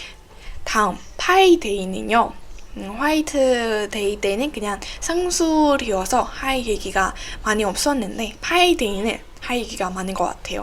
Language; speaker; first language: Korean; non-native, fluent; Burmese